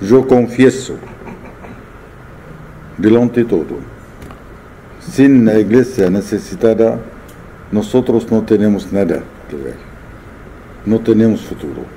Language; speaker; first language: Spanish; non-native, fluent; Arabic